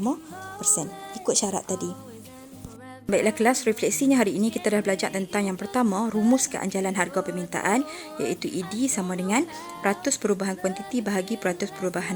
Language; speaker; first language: Malay; native; Malay